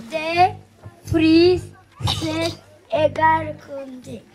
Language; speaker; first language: French; non-native, learner; Kinyarwanda